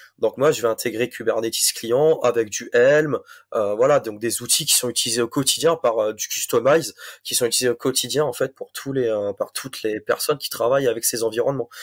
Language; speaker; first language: French; native; French